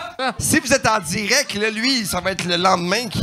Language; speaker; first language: French; native; French